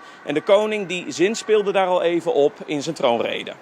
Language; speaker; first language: Dutch; native; Dutch